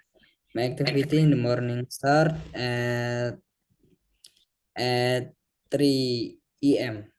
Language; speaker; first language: English; non-native, learner; Indonesian